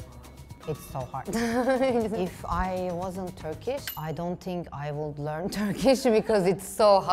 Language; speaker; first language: English; non-native, fluent; Turkish